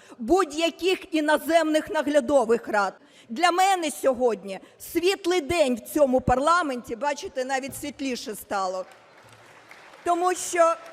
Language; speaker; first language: Ukrainian; non-native, local second language; Russian